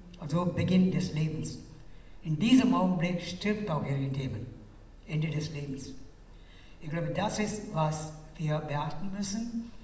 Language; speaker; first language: German; non-native, fluent; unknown